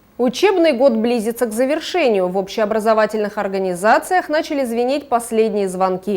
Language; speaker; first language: Russian; native; Russian